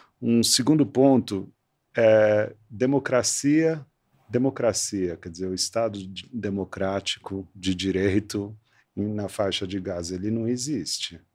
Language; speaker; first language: Portuguese; early bilingual, other home language; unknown